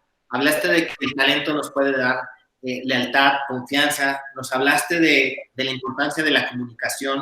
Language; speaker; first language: Spanish; native; Spanish